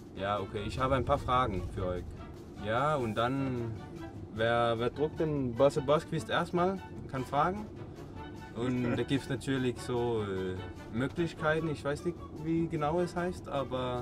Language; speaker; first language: German; non-native, learner; Danish